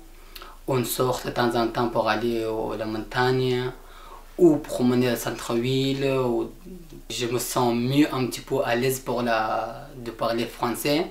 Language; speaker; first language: French; non-native, learner; Persian